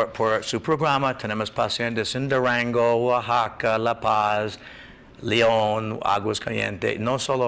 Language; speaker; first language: Spanish; non-native, learner; English